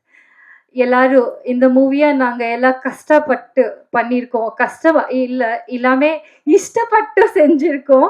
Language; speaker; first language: Tamil; non-native, learner; Kannada